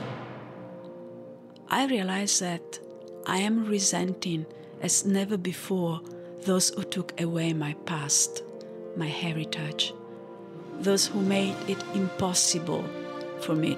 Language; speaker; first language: English; non-native, fluent; Italian